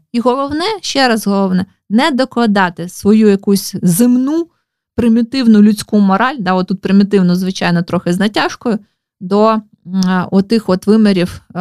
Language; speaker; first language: Ukrainian; non-native, local second language; Russian